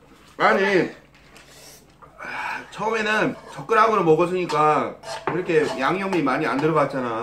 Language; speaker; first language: Korean; non-native, fluent; English